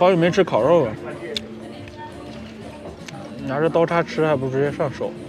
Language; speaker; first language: Chinese; native; Chinese